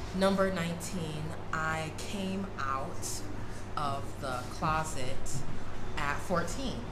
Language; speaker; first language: English; native; English